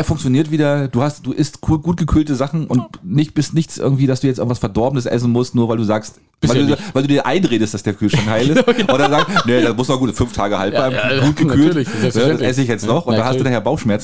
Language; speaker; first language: German; native; German